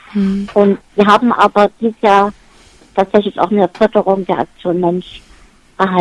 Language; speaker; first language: German; native; German